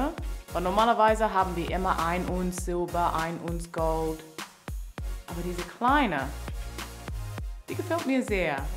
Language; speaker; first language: German; non-native, learner; English